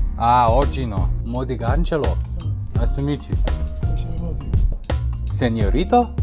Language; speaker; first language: Italian; non-native, learner; Lithuanian